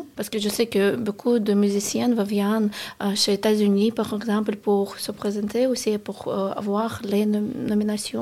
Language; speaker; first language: French; non-native, learner; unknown